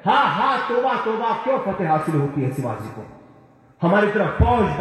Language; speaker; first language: Hindi; non-native, local second language; Marathi